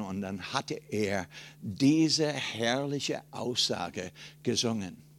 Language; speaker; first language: German; non-native, fluent; English